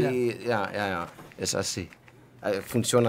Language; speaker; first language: Spanish; non-native, learner; Dutch